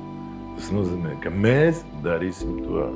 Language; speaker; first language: Latvian; non-native, local second language; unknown